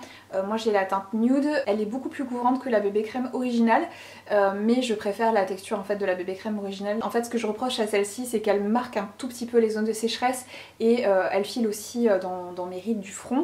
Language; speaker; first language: French; native; French